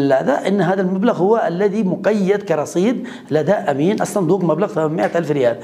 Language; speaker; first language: Arabic; native; Arabic